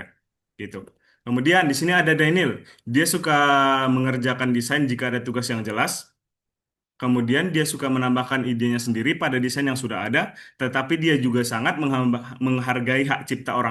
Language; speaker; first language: Indonesian; native; Indonesian